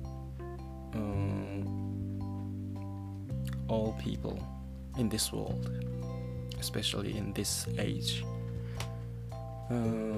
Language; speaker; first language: English; non-native, learner; Japanese